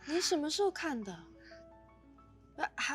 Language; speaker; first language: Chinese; early bilingual, heritage; Chinese